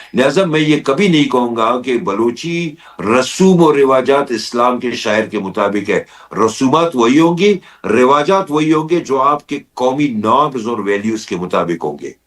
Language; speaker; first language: Urdu; non-native, local second language; Baluchi